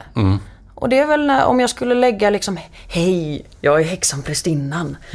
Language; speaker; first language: Swedish; native; Swedish